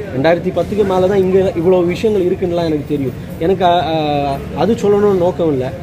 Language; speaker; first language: Tamil; native; Tamil